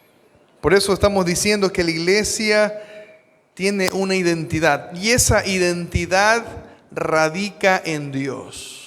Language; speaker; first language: Spanish; native; Spanish